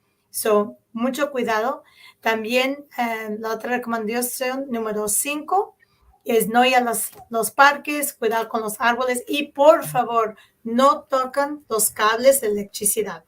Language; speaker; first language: Spanish; early bilingual, heritage; Spanish